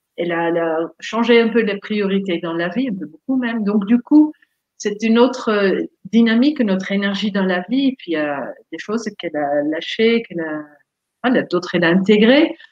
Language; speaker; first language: French; non-native, fluent; Dutch